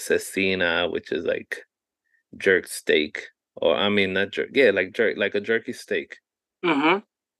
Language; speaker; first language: English; native; English